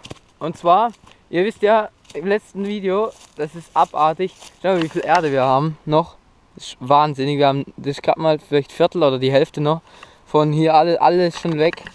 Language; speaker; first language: German; native; German